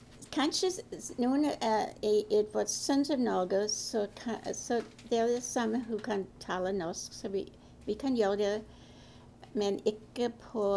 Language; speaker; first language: Norwegian; early bilingual, heritage; Norwegian